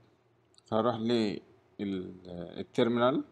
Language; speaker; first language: Arabic; native; Arabic